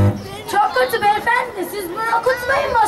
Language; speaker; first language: Turkish; native; Turkish